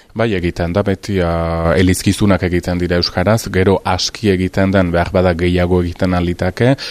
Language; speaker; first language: Basque; native; Basque